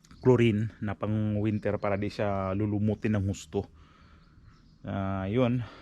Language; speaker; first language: Filipino; native; Filipino